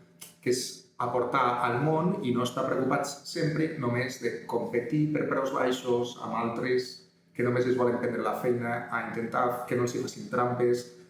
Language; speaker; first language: Catalan; native; Catalan